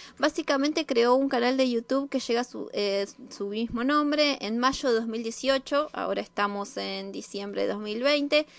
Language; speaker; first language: Spanish; native; Spanish